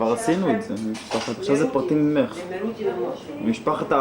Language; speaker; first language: Hebrew; native; Hebrew